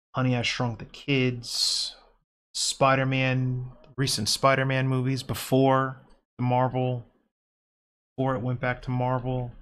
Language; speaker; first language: English; native; English